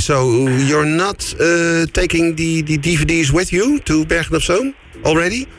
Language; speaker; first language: English; non-native, fluent; Dutch